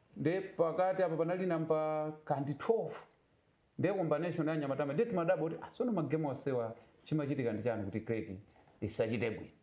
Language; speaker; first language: Nyanja; native; Nyanja